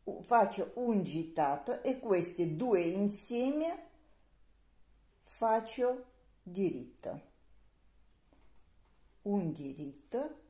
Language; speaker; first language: Italian; non-native, learner; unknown